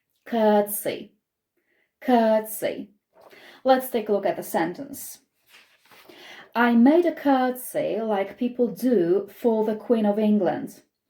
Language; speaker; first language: English; non-native, fluent; Polish